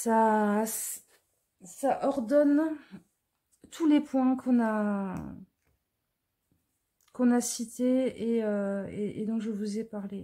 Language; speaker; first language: French; native; French